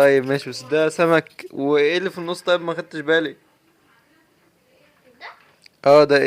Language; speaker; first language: Arabic; native; Arabic